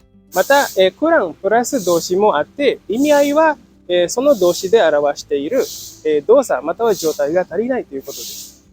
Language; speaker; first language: Japanese; non-native, fluent; Indonesian